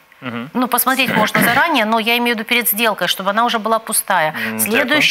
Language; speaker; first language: Russian; native; Russian